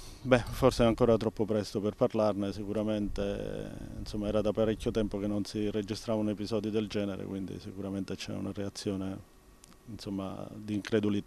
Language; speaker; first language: Italian; native; Italian